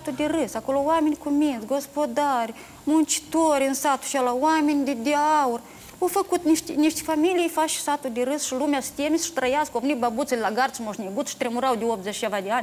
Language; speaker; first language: Romanian; native; Romanian